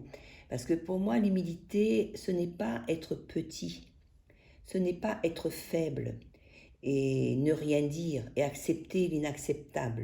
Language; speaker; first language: French; native; French